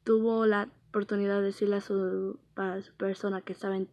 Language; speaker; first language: Spanish; early bilingual, heritage; Spanish